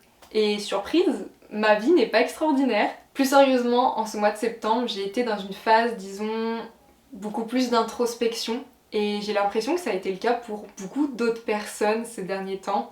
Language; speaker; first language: French; native; French